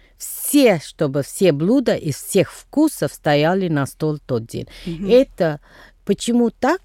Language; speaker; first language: Russian; non-native, fluent; Tamil